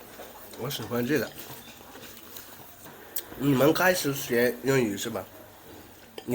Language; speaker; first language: Chinese; non-native, learner; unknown